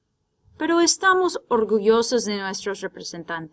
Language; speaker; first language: Spanish; non-native, fluent; English